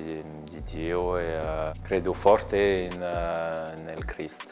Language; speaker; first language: Italian; non-native, learner; French